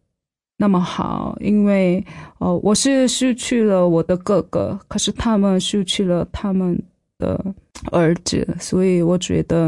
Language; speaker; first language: Chinese; non-native, fluent; Korean